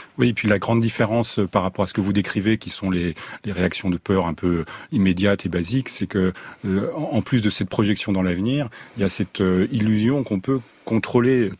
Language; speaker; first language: French; native; French